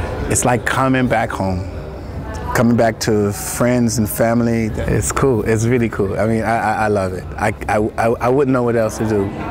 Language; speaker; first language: English; native; English